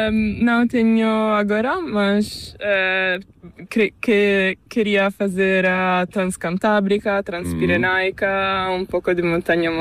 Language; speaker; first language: Spanish; non-native, learner; Italian